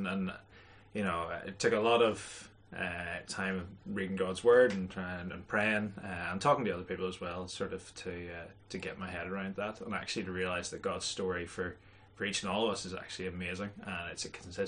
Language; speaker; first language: English; native; English